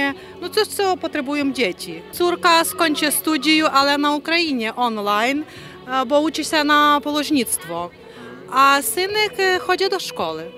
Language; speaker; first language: Polish; non-native, learner; Ukrainian